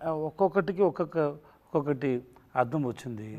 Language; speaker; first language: Telugu; non-native, learner; Tamil